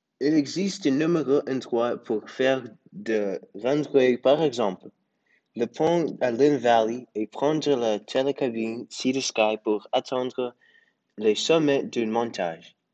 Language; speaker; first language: French; non-native, learner; English